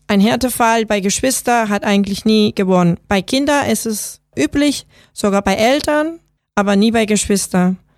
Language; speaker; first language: German; non-native, fluent; Spanish